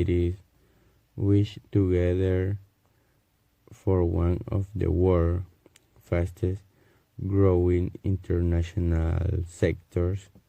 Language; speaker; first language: English; non-native, learner; Spanish